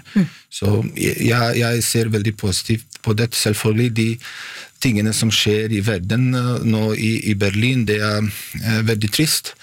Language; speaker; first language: Norwegian; non-native, fluent; Bosnian